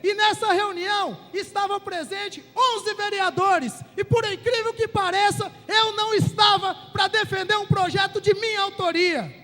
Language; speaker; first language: Portuguese; native; Portuguese